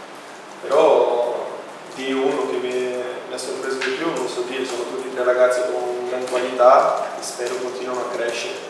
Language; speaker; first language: Italian; non-native, fluent; Portuguese